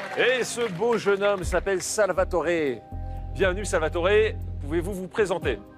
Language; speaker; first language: French; native; French